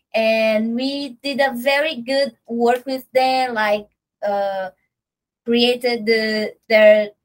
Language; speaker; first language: English; non-native, learner; Portuguese